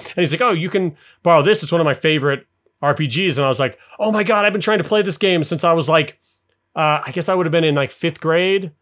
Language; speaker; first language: English; native; English